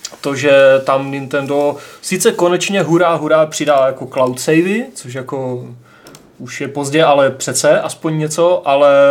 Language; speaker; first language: Czech; native; Czech